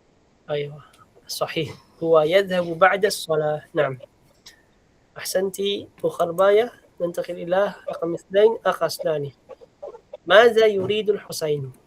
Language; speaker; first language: Arabic; non-native, fluent; Filipino